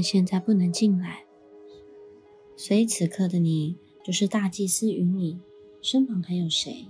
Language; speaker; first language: Chinese; native; Chinese